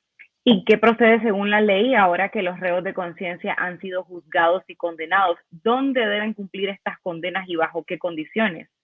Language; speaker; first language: Spanish; native; Spanish